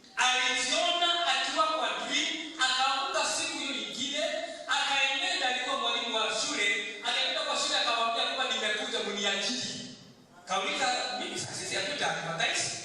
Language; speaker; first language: Swahili; non-native, local second language; Kikuyu